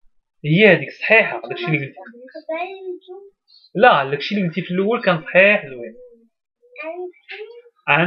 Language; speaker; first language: Arabic; native; Arabic